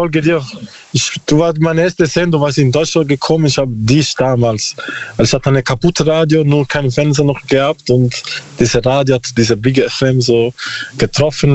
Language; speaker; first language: German; non-native, learner; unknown